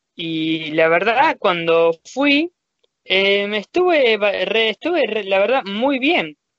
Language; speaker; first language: Spanish; early bilingual, heritage; Spanish